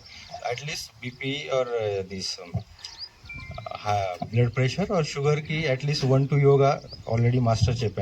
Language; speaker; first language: Telugu; non-native, learner; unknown